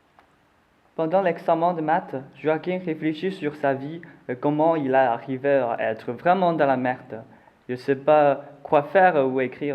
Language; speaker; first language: French; non-native, learner; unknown